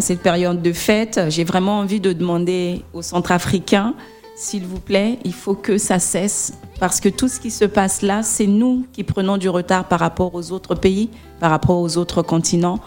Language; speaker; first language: French; native; French